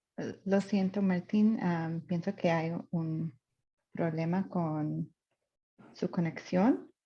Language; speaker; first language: Spanish; non-native, fluent; English